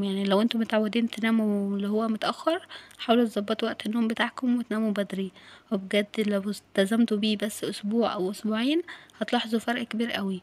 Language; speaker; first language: Arabic; native; Arabic